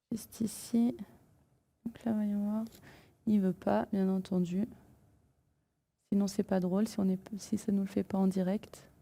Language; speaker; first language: French; native; French